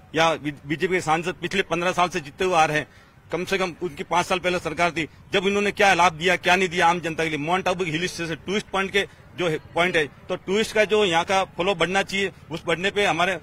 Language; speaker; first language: Hindi; native; Hindi